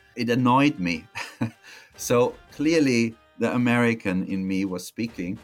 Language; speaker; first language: English; non-native, fluent; German